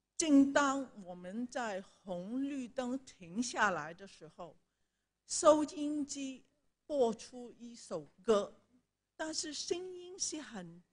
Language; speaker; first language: Chinese; non-native, local second language; Cantonese